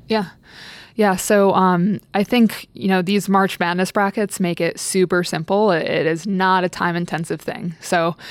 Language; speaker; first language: English; native; English